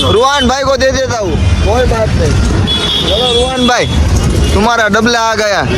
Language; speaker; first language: Hindi; non-native, local second language; Gujarati